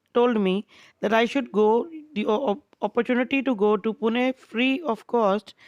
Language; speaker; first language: English; non-native, local second language; Punjabi